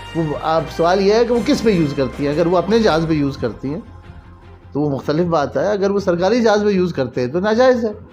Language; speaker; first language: Urdu; non-native, local second language; Pahari-Potwari